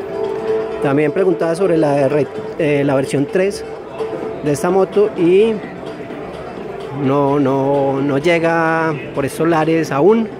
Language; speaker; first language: Spanish; native; Spanish